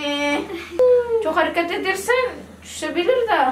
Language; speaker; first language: Turkish; non-native, learner; Indonesian